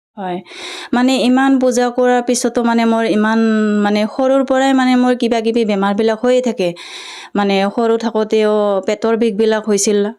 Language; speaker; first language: Assamese; non-native, local second language; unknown